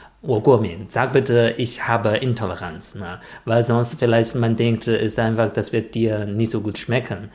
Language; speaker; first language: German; non-native, fluent; Chinese